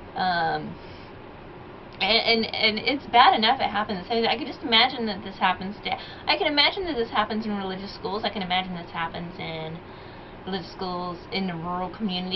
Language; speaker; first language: English; native; English